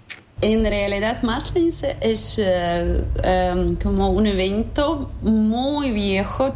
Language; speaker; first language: Spanish; non-native, fluent; Russian